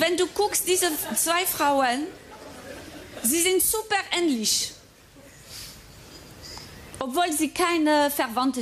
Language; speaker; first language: German; non-native, fluent; French